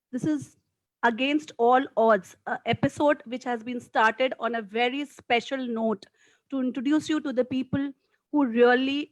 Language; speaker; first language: English; non-native, local second language; Hindi